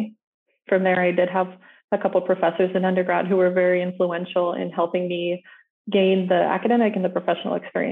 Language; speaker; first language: English; native; English